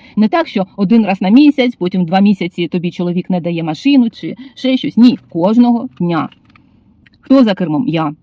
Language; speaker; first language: Ukrainian; native; Ukrainian